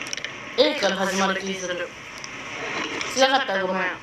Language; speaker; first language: Japanese; native; Japanese